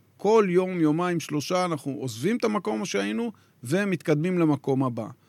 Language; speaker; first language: Hebrew; native; Hebrew